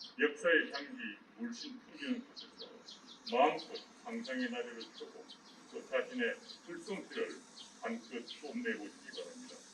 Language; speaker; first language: Korean; native; Korean